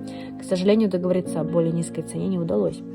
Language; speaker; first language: Russian; native; Russian